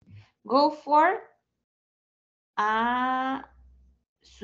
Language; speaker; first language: English; non-native, learner; Spanish